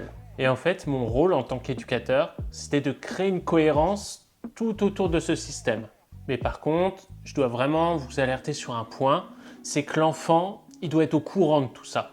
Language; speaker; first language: French; native; French